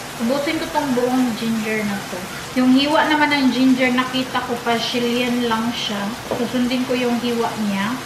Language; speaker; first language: Filipino; non-native, local second language; Cebuano